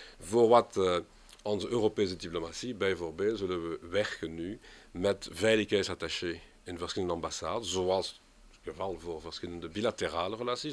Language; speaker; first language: Dutch; non-native, local second language; French